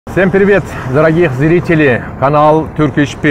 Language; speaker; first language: Russian; non-native, learner; Turkish